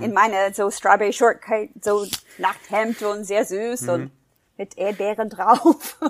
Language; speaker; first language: German; non-native, fluent; English